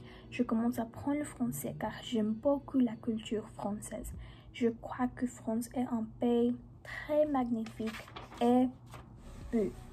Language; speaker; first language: French; non-native, learner; English